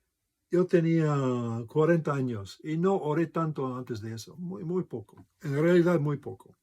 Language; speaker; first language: Spanish; non-native, fluent; English